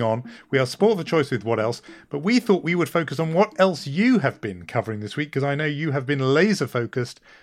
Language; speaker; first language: English; native; English